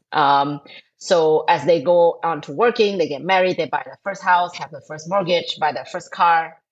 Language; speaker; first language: English; non-native, fluent; Thai